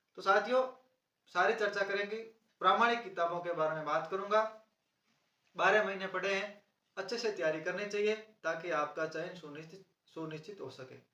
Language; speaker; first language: Hindi; native; Hindi